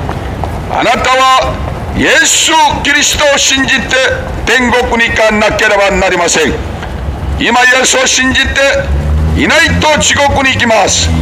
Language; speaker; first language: Japanese; non-native, learner; Korean